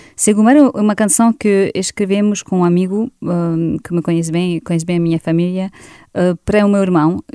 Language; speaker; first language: Portuguese; non-native, fluent; French